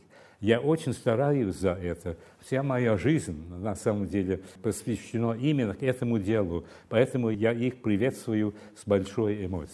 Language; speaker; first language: Russian; non-native, fluent; English